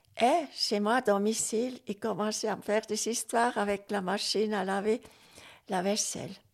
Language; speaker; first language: French; non-native, local second language; Swiss German